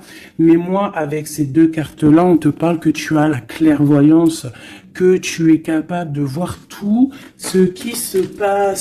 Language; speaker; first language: French; native; French